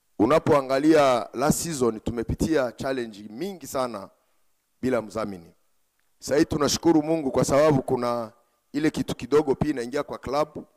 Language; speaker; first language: Swahili; non-native, local second language; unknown